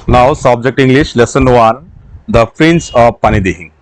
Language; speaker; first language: English; non-native, local second language; Assamese